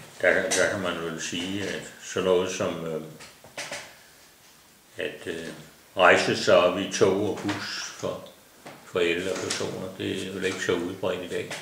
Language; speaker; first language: Danish; native; Danish